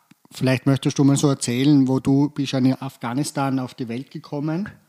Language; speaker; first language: German; native; German